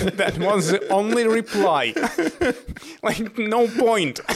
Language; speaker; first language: English; non-native, fluent; Russian